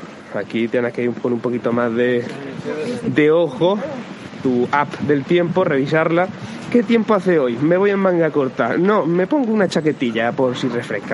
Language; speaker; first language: Spanish; native; Spanish